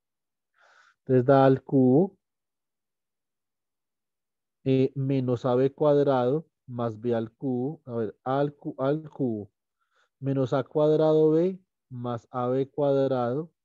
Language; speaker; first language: Spanish; native; Spanish